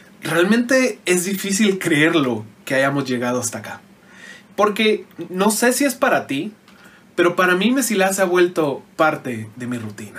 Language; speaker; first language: Spanish; native; Spanish